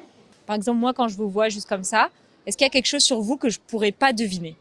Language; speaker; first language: French; native; French